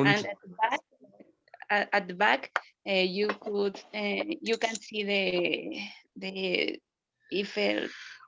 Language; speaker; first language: English; non-native, learner; Spanish